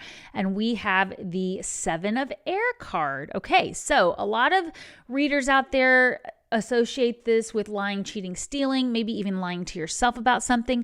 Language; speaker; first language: English; native; English